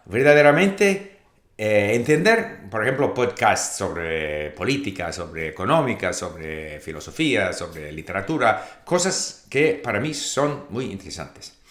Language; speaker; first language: Spanish; non-native, fluent; English